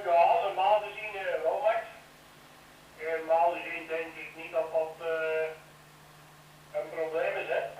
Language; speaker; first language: Dutch; native; Dutch